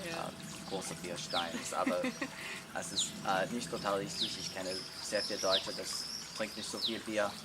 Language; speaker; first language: German; non-native, learner; English